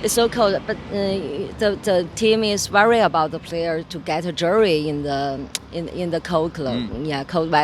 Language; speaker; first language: English; non-native, learner; Chinese